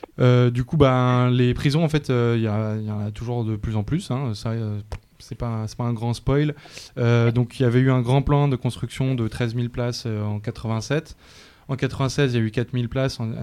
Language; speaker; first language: French; native; French